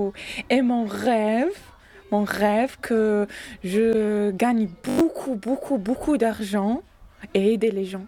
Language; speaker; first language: French; non-native, learner; Arabic